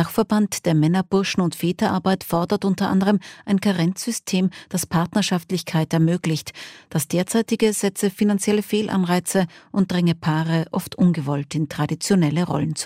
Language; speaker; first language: German; native; German